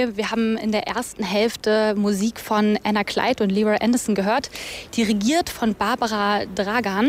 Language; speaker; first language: German; native; German